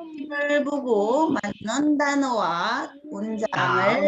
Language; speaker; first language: Korean; non-native, fluent; Filipino